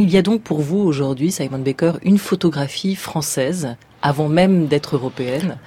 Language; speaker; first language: French; native; French